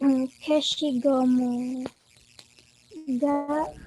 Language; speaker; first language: Japanese; non-native, learner; Filipino